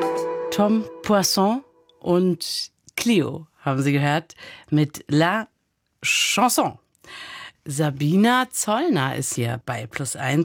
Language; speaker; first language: German; native; German